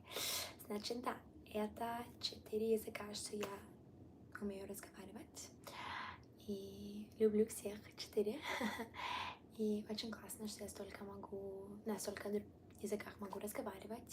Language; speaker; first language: Russian; early bilingual, heritage; Italian